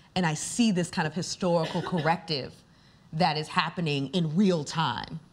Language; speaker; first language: English; native; English